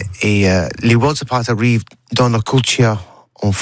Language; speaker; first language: French; non-native, learner; English